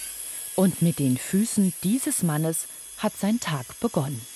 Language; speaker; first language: German; native; German